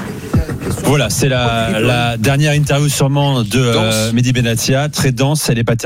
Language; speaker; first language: French; native; French